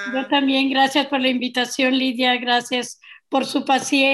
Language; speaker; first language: Spanish; native; Spanish